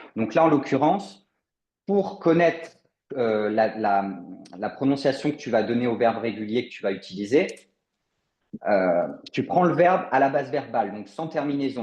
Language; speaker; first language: French; native; French